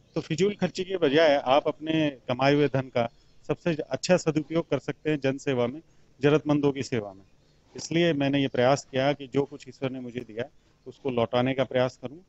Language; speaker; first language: Hindi; native; Hindi